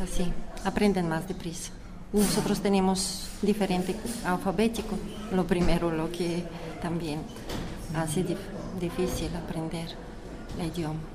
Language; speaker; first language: Spanish; non-native, learner; Bulgarian